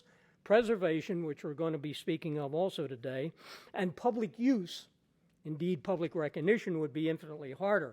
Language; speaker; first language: English; native; English